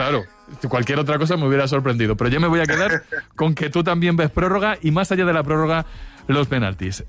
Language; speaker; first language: Spanish; native; Spanish